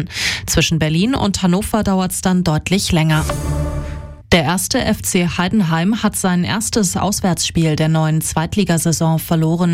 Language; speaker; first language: German; native; German